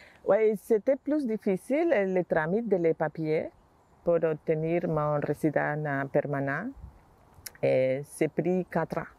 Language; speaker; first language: French; non-native, learner; Spanish